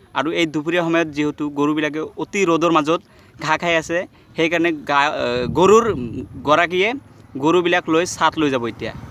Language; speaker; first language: Assamese; non-native, local second language; Bangla